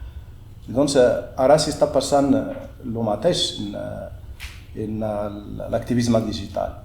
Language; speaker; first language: Catalan; non-native, fluent; Berber languages